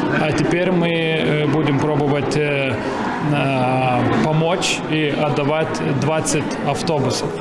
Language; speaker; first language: Russian; non-native, fluent; Lithuanian